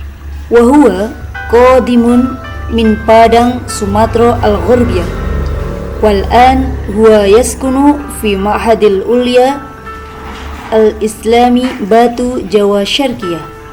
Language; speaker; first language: Arabic; non-native, fluent; Indonesian